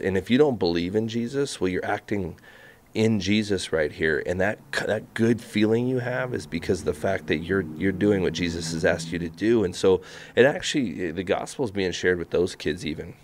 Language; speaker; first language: English; native; English